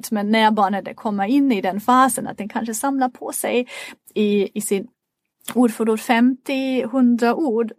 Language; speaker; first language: Swedish; non-native, fluent; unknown